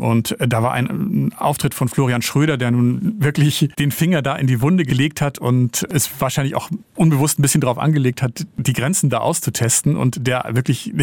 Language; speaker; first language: German; native; German